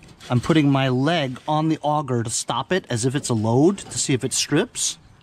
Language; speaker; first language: English; native; English